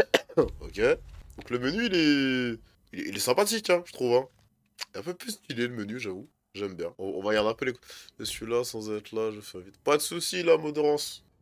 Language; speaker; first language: French; native; French